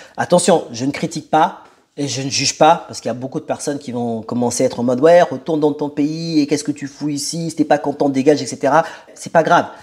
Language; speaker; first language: French; early bilingual, other home language; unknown